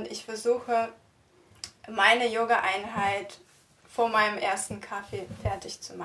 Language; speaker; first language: German; non-native, fluent; Russian